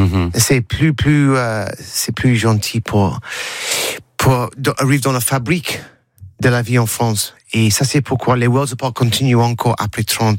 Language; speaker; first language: French; non-native, learner; English